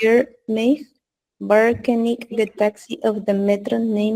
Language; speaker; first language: Dutch; non-native, learner; Spanish